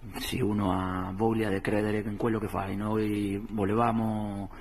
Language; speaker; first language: Italian; non-native, fluent; Spanish